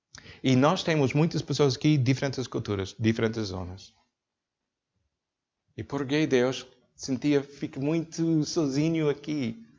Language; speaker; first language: Portuguese; non-native, learner; English